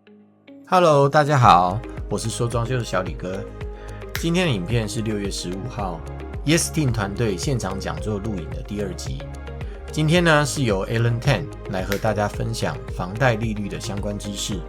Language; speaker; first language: Chinese; native; Chinese